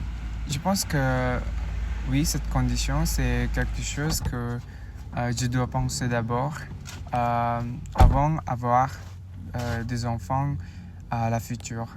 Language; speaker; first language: French; non-native, learner; Indonesian